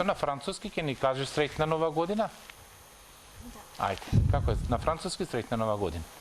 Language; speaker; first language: Macedonian; native; Macedonian